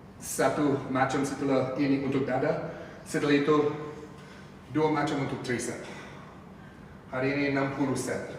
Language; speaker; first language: Indonesian; non-native, fluent; English